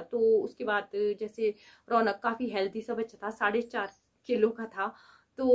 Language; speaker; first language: Hindi; native; Hindi